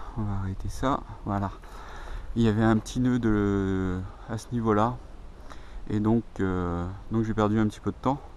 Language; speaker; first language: French; native; French